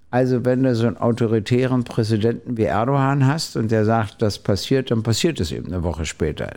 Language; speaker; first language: German; native; German